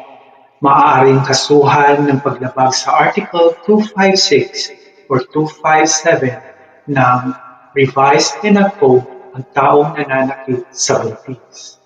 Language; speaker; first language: Filipino; native; Filipino